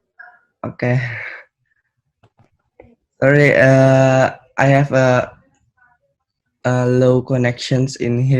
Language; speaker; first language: English; non-native, learner; Indonesian